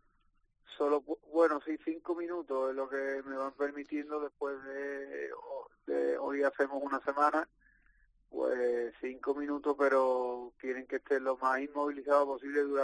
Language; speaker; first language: Spanish; native; Spanish